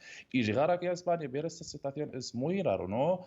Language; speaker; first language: Spanish; non-native, learner; Arabic